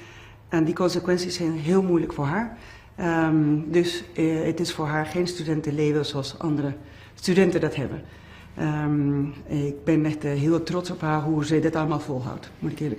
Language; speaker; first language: Dutch; non-native, local second language; Papiamento